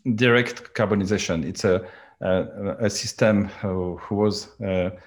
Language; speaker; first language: English; non-native, learner; French